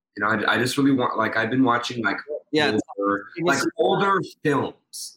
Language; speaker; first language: English; native; English